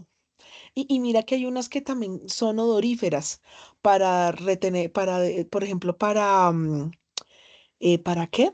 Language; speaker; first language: Spanish; native; Spanish